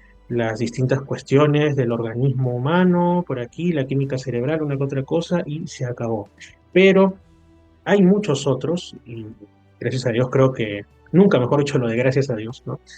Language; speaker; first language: Spanish; native; Spanish